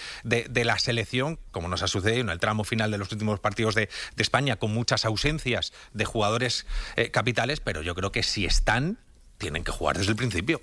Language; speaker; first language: Spanish; native; Spanish